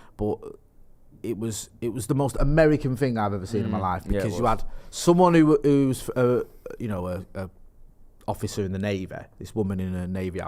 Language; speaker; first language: English; native; English